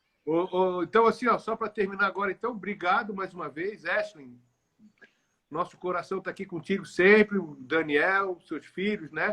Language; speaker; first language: Portuguese; native; Portuguese